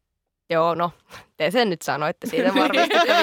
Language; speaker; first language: Finnish; native; Finnish